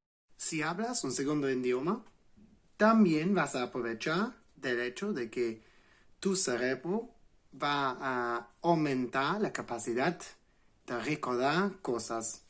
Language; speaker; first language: Spanish; non-native, fluent; English